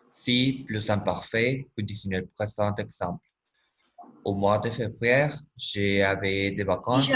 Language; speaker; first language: French; non-native, learner; Spanish